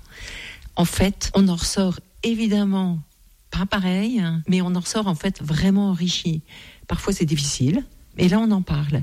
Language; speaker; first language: French; native; French